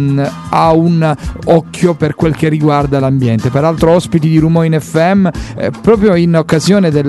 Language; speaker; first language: Italian; native; Italian